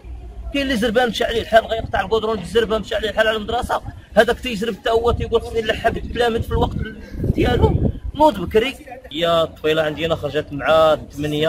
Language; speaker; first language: Arabic; native; Arabic